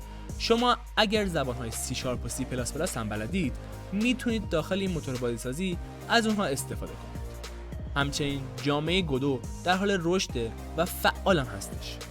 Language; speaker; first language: Persian; native; Persian